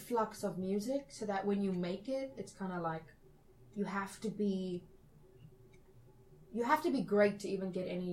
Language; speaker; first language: English; native; English